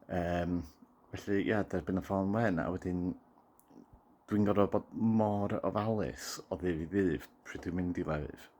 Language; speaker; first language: Welsh; native; Welsh